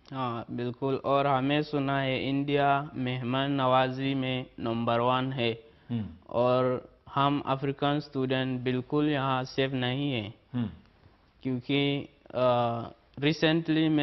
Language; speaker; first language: Hindi; non-native, learner; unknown